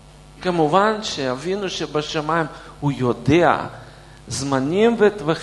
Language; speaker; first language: Hebrew; non-native, fluent; Russian